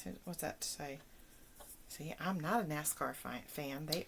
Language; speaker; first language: English; native; English